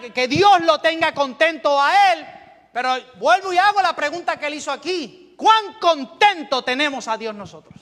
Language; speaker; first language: Spanish; native; Spanish